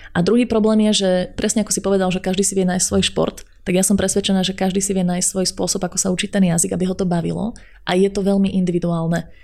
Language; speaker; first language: Slovak; native; Slovak